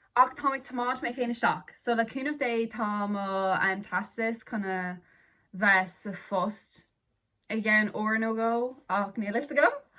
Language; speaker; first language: Irish; non-native, local second language; English